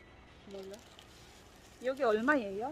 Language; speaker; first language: Korean; non-native, learner; Filipino